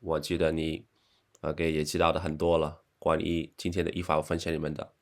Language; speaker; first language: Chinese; non-native, learner; Khmer